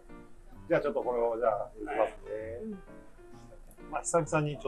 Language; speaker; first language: Japanese; native; Japanese